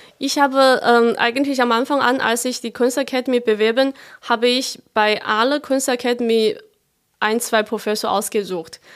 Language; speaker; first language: German; non-native, fluent; Chinese